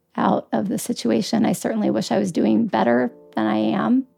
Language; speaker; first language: English; native; English